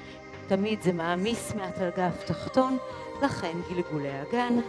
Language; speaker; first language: Hebrew; native; Hebrew